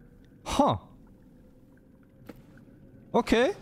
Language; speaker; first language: Korean; non-native, learner; German